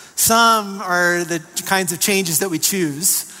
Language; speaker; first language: English; native; English